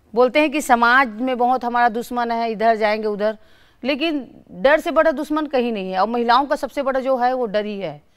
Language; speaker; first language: Hindi; native; Hindi